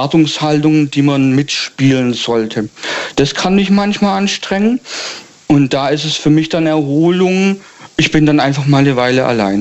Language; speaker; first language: German; native; German